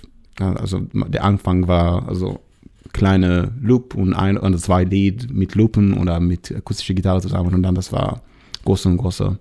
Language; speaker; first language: German; non-native, learner; Hebrew